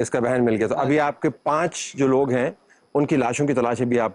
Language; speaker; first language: Urdu; native; Urdu